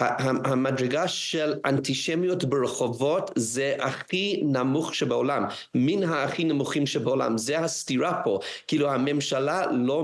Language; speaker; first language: Hebrew; non-native, fluent; English